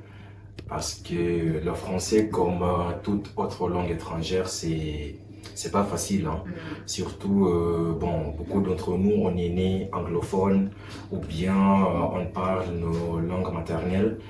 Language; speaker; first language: French; non-native, fluent; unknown